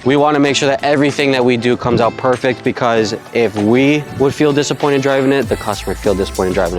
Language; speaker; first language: English; native; English